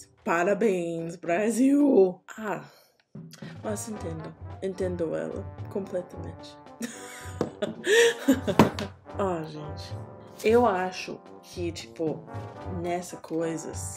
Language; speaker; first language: Portuguese; non-native, learner; English